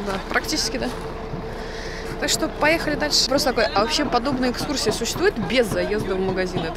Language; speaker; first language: Russian; native; Russian